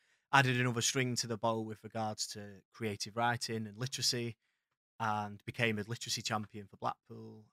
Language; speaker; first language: English; native; English